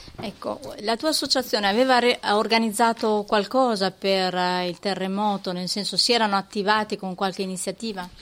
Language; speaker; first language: Italian; native; Italian